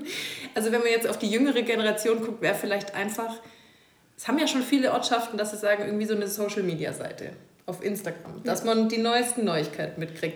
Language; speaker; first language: German; native; German